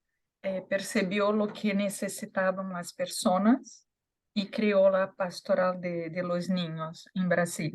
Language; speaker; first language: Portuguese; non-native, learner; Spanish